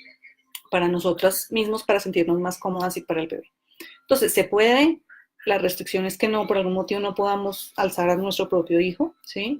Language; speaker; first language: Spanish; native; Spanish